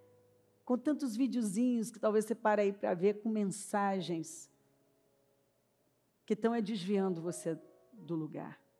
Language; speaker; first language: Portuguese; native; Portuguese